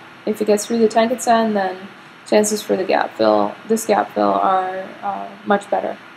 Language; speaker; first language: English; native; English